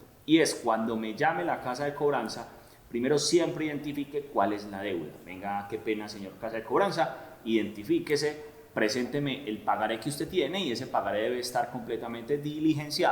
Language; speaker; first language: Spanish; native; Spanish